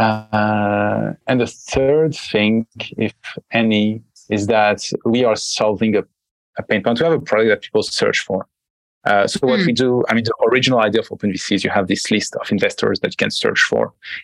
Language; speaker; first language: English; non-native, fluent; French